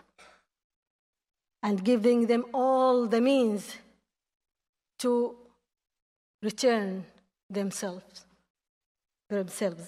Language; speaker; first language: English; non-native, fluent; Arabic